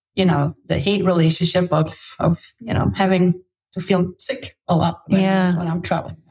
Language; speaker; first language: English; non-native, fluent; Dutch